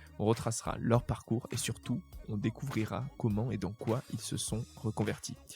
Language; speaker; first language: French; native; French